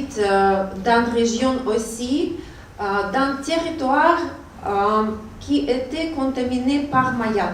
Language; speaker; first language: French; non-native, learner; Russian